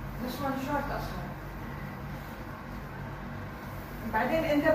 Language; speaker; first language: English; non-native, learner; Arabic